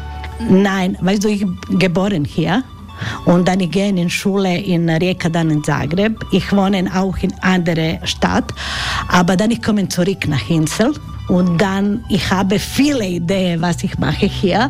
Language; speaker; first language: German; non-native, learner; Croatian